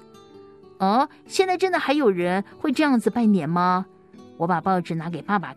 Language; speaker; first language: Chinese; native; Chinese